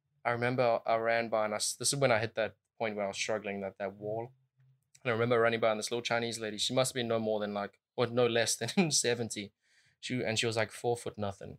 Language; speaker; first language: English; native; English